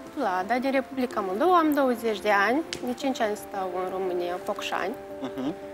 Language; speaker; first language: Romanian; native; Romanian